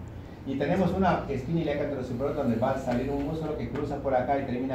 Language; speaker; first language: Spanish; native; Spanish